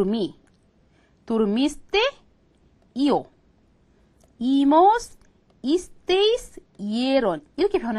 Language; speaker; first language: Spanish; non-native, fluent; Korean